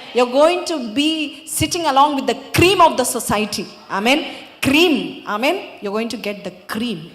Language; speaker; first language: English; non-native, local second language; Telugu